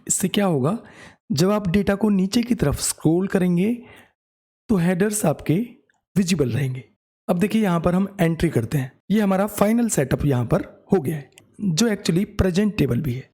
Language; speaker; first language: Hindi; native; Hindi